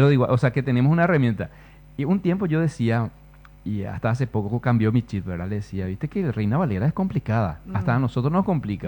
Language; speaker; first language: Spanish; native; Spanish